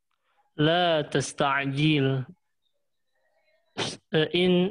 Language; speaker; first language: Arabic; non-native, learner; Indonesian